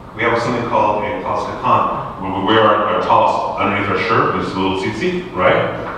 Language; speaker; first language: English; native; English